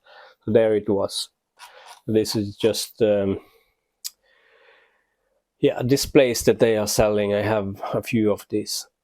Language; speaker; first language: English; non-native, fluent; Norwegian